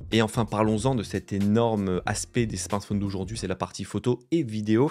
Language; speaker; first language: French; native; French